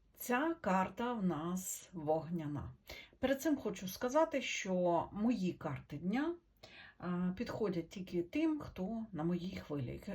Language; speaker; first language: Ukrainian; non-native, local second language; Russian